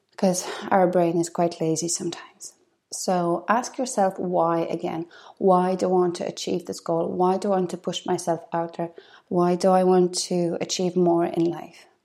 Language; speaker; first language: English; non-native, fluent; Polish